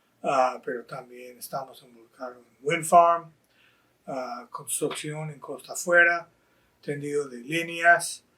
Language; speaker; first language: Spanish; non-native, fluent; English